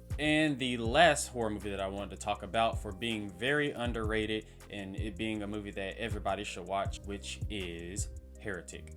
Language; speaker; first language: English; native; English